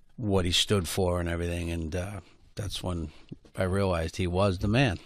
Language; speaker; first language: English; native; English